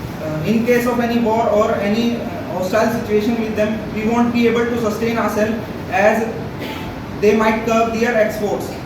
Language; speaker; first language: English; non-native, local second language; Hindi